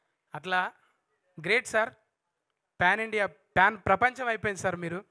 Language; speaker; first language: Telugu; native; Telugu